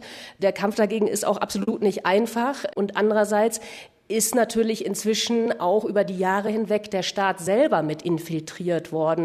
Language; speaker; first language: German; native; German